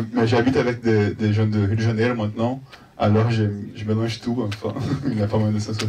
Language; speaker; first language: French; non-native, fluent; Portuguese